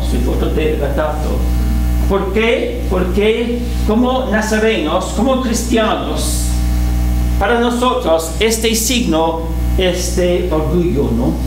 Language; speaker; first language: Spanish; non-native, fluent; English